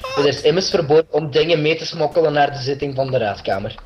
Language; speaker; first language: Dutch; native; Dutch